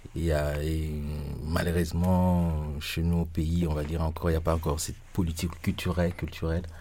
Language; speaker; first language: French; non-native, local second language; Lingala